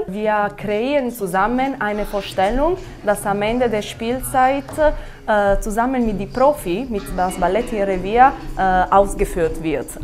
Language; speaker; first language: German; non-native, fluent; Italian